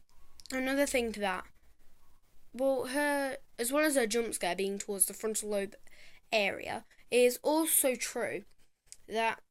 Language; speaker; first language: English; native; English